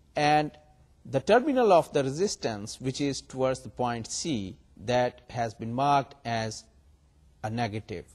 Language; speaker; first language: English; non-native, local second language; Urdu